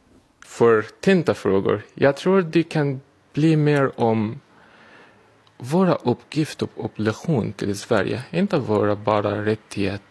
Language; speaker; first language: Swedish; non-native, learner; Arabic